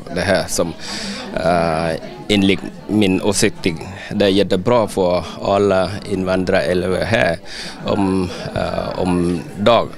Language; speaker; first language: Swedish; non-native, learner; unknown